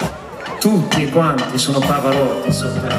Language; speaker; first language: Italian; non-native, fluent; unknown